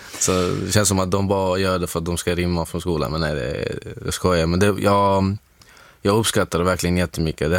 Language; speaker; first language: Swedish; non-native, fluent; Arabic